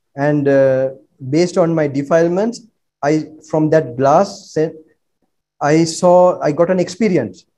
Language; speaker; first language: English; non-native, local second language; Sinhala